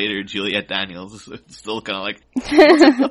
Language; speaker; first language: English; native; English